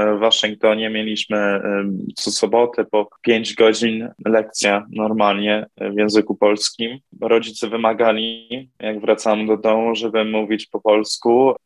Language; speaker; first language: Polish; early bilingual, heritage; Polish